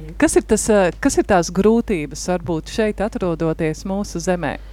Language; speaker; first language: Latvian; native; Latvian